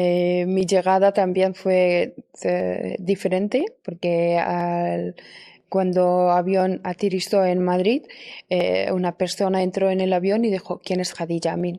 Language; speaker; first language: Spanish; non-native, fluent; Persian